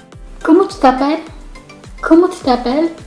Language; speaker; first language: French; non-native, learner; Filipino